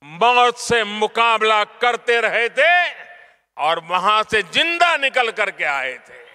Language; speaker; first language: Hindi; non-native, local second language; Gujarati